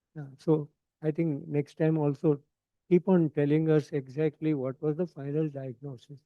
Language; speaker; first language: English; non-native, local second language; Marathi